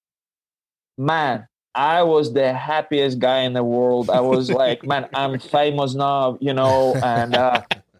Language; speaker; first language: English; non-native, fluent; Ukrainian